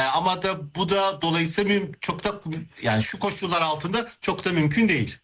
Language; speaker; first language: Turkish; native; Turkish